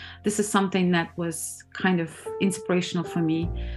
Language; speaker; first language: English; non-native, fluent; Ukrainian